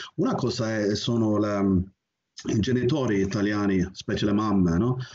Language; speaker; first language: Italian; non-native, fluent; Norwegian